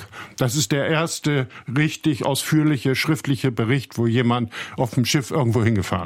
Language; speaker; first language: German; native; German